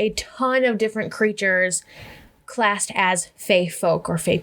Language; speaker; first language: English; native; English